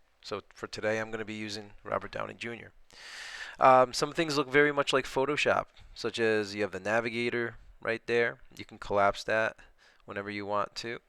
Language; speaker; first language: English; native; English